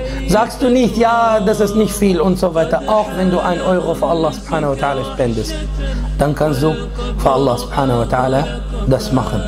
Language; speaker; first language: German; non-native, fluent; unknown